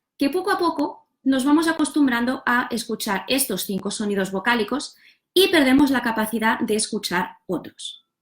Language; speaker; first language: Spanish; non-native, local second language; Catalan